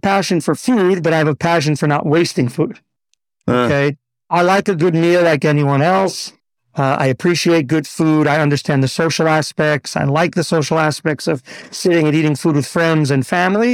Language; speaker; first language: English; native; English